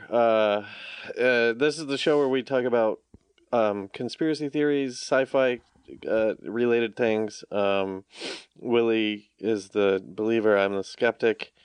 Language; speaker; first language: English; native; English